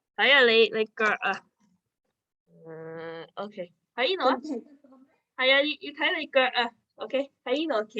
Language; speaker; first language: Chinese; early bilingual, other home language; Cantonese